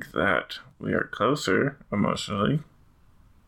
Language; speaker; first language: English; native; English